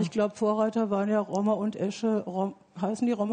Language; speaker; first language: German; native; German